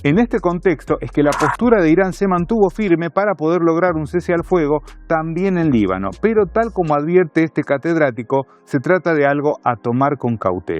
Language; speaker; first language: Spanish; native; Spanish